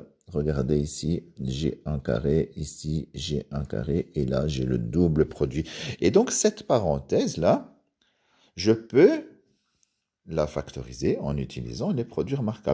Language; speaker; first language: French; native; French